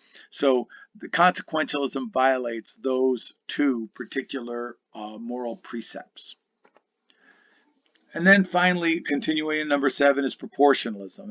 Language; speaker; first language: English; native; English